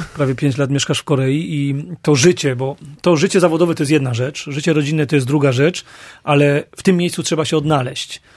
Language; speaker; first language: Polish; native; Polish